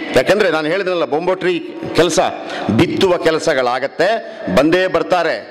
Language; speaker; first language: Kannada; non-native, local second language; Tulu